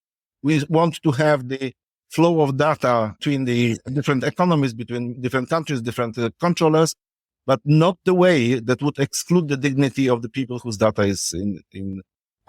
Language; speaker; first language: English; non-native, fluent; Polish